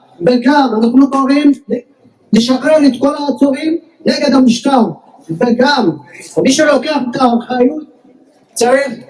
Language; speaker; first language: Hebrew; non-native, fluent; Tigrinya